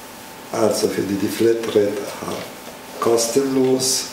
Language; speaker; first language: German; non-native, fluent; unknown